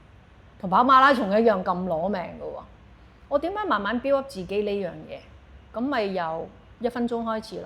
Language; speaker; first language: Cantonese; native; Cantonese